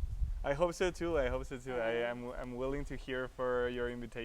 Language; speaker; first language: English; non-native, fluent; Spanish